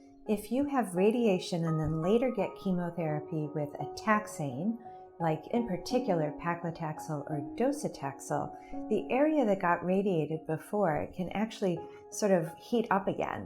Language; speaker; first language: English; native; English